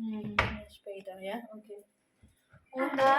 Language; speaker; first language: German; non-native, learner; Filipino